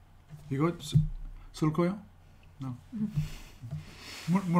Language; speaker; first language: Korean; non-native, fluent; English